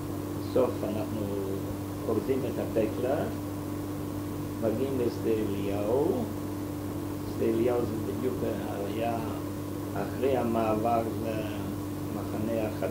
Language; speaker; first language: Hebrew; non-native, fluent; German